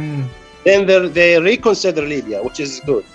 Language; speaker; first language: English; non-native, fluent; Arabic